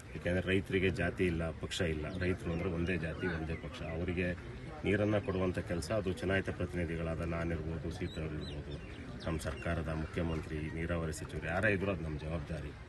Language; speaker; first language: Kannada; native; Kannada